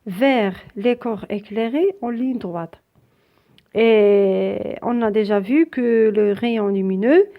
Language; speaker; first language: French; non-native, local second language; Arabic